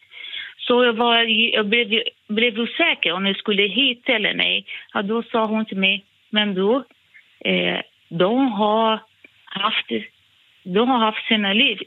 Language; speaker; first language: Swedish; non-native, fluent; Portuguese